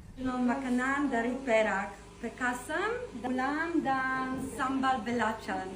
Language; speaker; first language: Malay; early bilingual, other home language; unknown